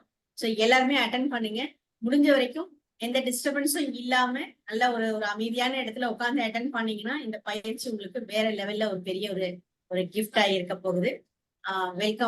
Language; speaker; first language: Tamil; native; Tamil